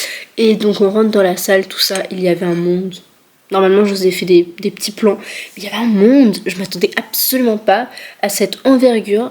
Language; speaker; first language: French; native; French